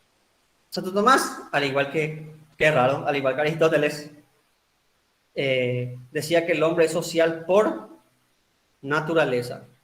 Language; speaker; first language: Spanish; native; Spanish